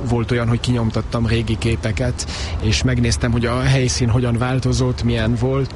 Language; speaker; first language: Hungarian; early bilingual, heritage; Hungarian